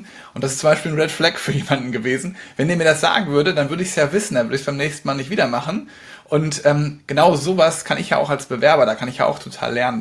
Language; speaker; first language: German; native; German